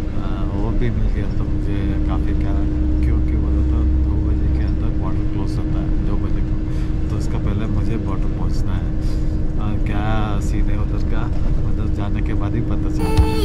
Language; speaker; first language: Hindi; non-native, local second language; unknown